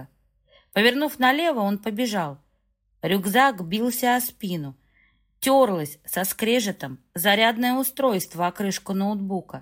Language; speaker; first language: Russian; native; Russian